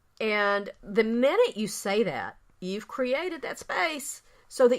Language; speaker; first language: English; native; English